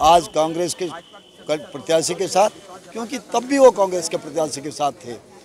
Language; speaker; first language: Hindi; native; Hindi